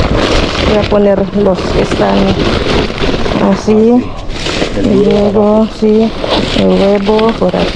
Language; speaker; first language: Spanish; non-native, learner; Filipino